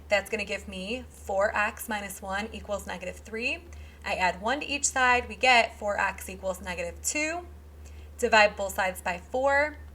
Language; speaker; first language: English; native; English